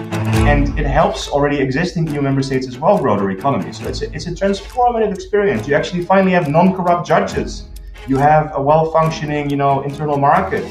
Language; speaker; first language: English; non-native, fluent; Dutch